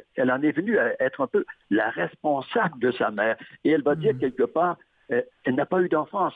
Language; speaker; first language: French; native; French